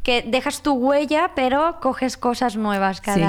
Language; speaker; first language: Spanish; non-native, local second language; Catalan